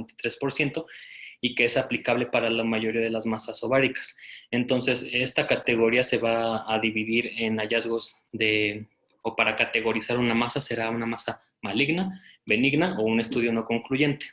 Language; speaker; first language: Spanish; native; Spanish